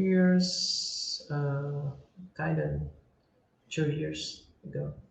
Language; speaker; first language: English; non-native, learner; Portuguese